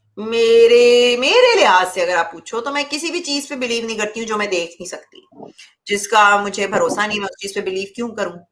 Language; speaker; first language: Urdu; native; Urdu